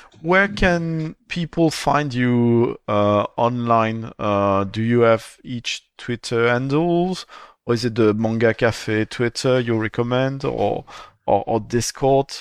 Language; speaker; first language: English; non-native, fluent; French